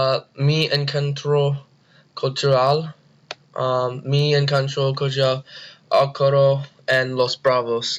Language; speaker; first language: Spanish; non-native, learner; English